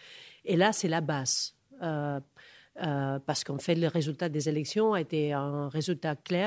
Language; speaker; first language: French; non-native, fluent; Catalan